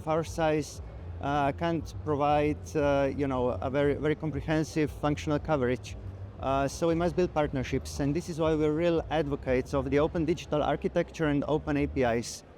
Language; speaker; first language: English; non-native, fluent; Slovenian